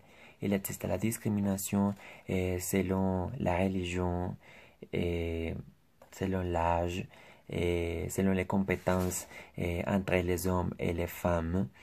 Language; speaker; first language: French; non-native, learner; Spanish